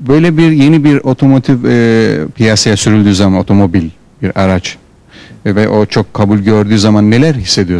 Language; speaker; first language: Turkish; native; Turkish